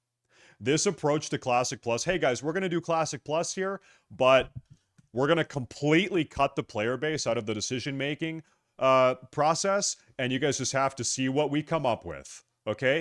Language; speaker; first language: English; native; English